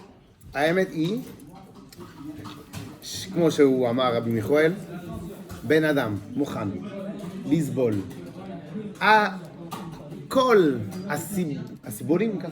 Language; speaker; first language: Hebrew; non-native, fluent; French